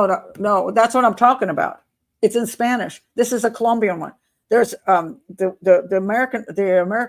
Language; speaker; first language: English; native; English